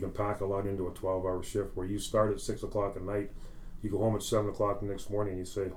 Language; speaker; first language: English; native; English